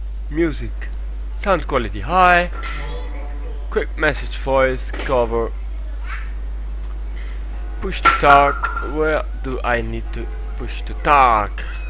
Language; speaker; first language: English; non-native, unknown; Dutch